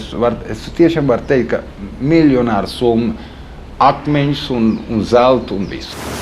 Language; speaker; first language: Latvian; early bilingual, heritage; Latvian